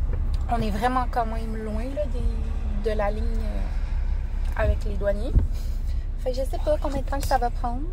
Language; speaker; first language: French; native; French